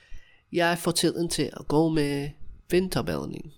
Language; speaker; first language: Danish; non-native, fluent; English